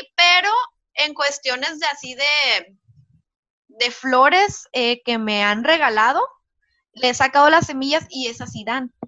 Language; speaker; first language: Spanish; native; Spanish